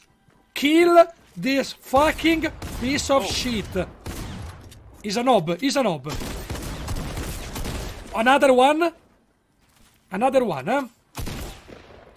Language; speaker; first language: English; non-native, learner; Italian